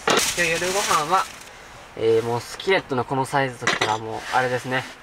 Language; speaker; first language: Japanese; native; Japanese